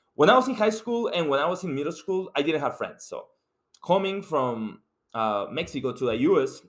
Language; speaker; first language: English; non-native, fluent; Spanish